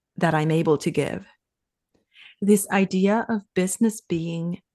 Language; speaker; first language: English; non-native, fluent; Finnish